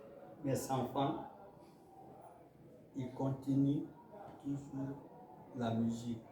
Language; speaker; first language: French; non-native, local second language; Mandingo